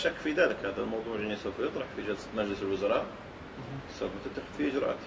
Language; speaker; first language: Arabic; native; Arabic